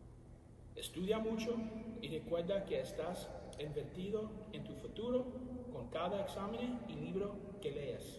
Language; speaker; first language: Spanish; early bilingual, other home language; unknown